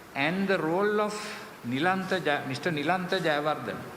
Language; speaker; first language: English; non-native, local second language; Sinhala